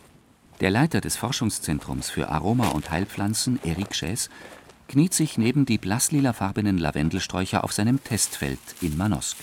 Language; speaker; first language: German; native; German